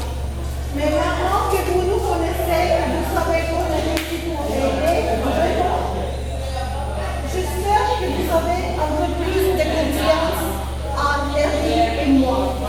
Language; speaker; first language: French; non-native, fluent; Spanish